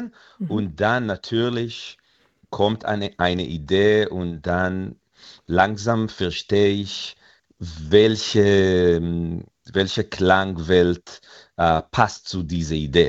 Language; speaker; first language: German; non-native, fluent; Hebrew